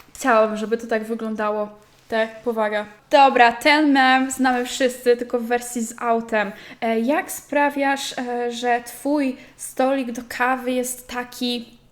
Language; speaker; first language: Polish; native; Polish